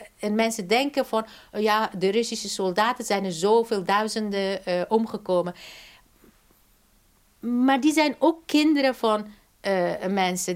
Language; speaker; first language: Dutch; non-native, fluent; Persian